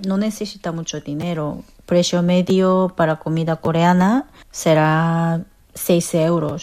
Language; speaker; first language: Spanish; non-native, fluent; Korean